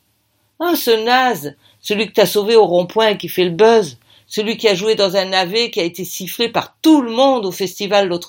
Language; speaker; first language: French; native; French